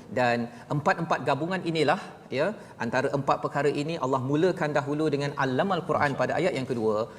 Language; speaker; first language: Malay; native; Malay